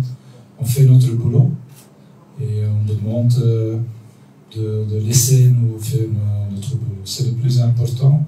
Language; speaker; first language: French; non-native, local second language; Dutch